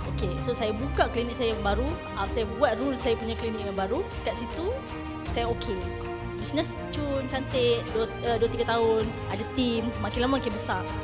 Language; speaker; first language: Malay; native; Malay